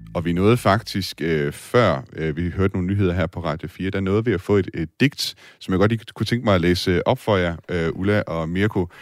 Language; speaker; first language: Danish; native; Danish